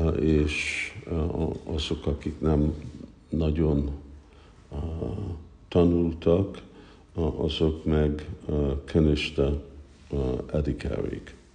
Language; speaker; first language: Hungarian; early bilingual, heritage; Hungarian